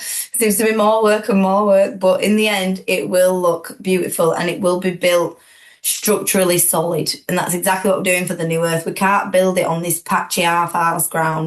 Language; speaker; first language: English; native; English